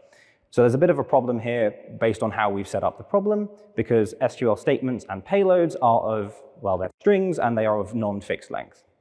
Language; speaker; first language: English; native; English